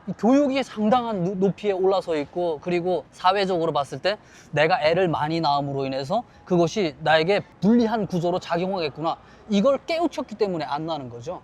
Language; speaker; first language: Korean; native; Korean